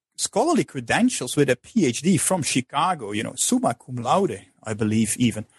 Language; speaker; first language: English; non-native, fluent; Dutch